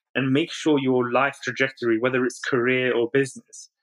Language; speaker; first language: English; native; English